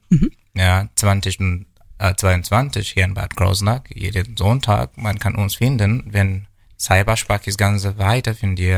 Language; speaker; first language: German; non-native, learner; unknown